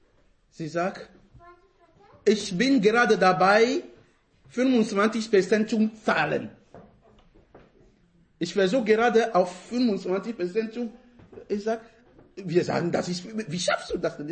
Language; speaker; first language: German; non-native, fluent; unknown